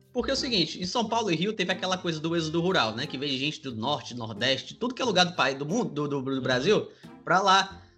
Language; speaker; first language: Portuguese; native; Portuguese